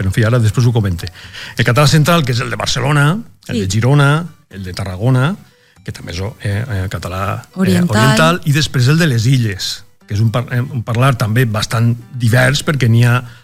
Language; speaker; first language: Catalan; native; Catalan